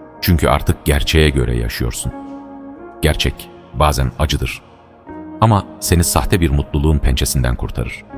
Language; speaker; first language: Turkish; native; Turkish